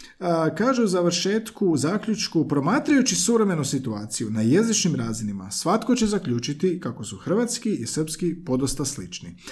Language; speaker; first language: Croatian; native; Croatian